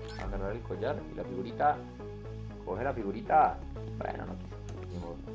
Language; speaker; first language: Spanish; native; Spanish